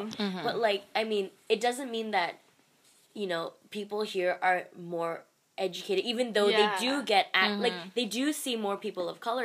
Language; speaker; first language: English; non-native, local second language; Cantonese